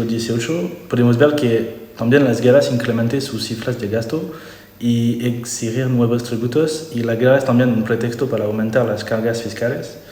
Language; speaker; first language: Spanish; non-native, learner; French